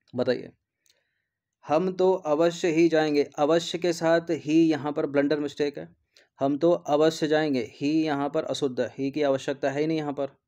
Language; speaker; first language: Hindi; native; Hindi